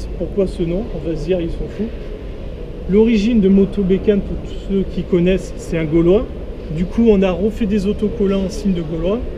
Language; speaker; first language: French; native; French